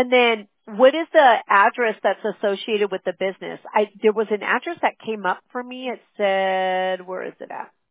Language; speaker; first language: English; early bilingual, other home language; Spanish